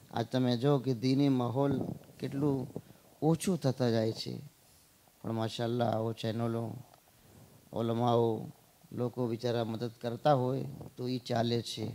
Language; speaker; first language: Gujarati; non-native, fluent; Urdu